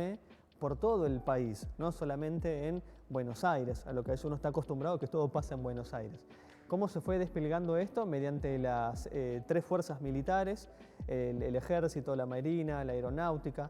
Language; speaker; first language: Spanish; native; Spanish